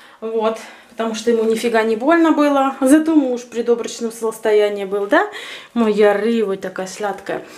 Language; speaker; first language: Russian; native; Russian